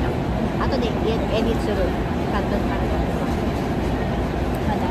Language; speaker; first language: Japanese; non-native, learner; Filipino